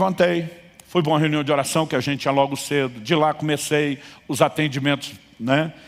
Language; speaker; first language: Portuguese; native; Portuguese